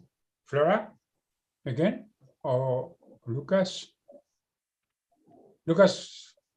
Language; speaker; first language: English; non-native, learner; Spanish